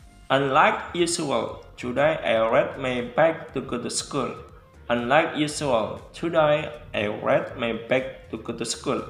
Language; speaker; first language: English; non-native, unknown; Indonesian